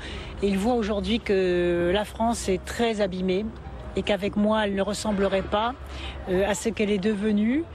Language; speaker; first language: French; native; French